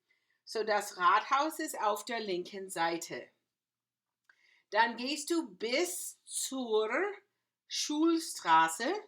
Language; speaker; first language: German; non-native, fluent; English